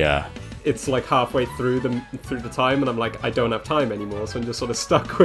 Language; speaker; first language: English; native; English